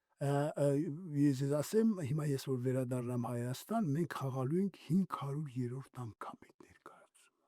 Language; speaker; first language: Armenian; native; Armenian